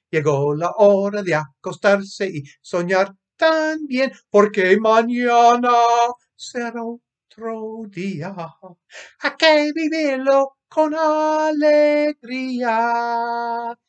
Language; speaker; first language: Spanish; non-native, fluent; English